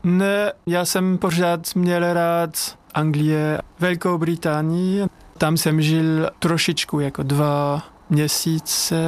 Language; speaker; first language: Czech; non-native, learner; French